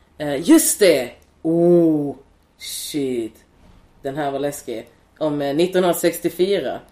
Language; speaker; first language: Swedish; native; Swedish